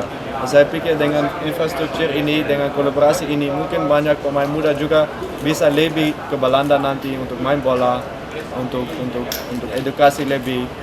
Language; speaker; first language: Indonesian; non-native, fluent; Dutch